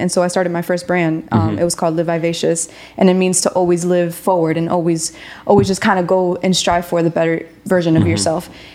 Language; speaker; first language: English; native; English